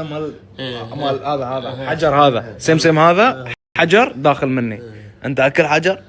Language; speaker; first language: Arabic; native; Arabic